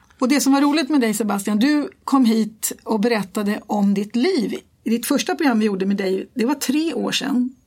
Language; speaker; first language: Swedish; native; Swedish